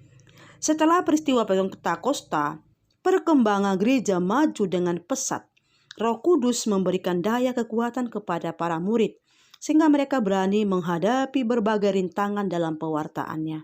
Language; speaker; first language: Indonesian; native; Indonesian